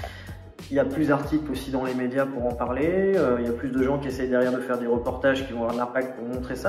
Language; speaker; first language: French; native; French